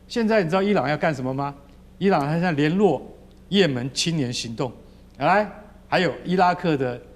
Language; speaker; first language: Chinese; native; Chinese